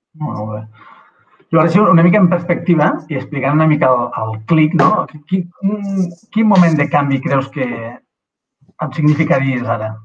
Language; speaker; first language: Catalan; native; Catalan